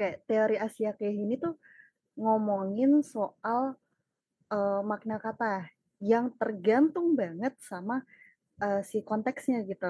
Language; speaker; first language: Indonesian; native; Indonesian